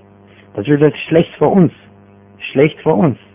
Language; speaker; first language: German; non-native, fluent; Arabic